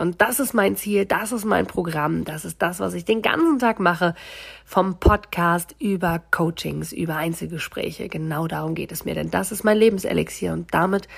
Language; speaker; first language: German; native; German